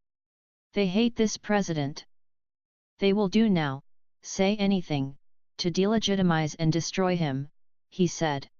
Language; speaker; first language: English; native; English